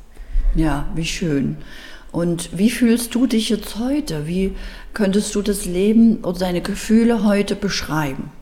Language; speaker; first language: German; native; German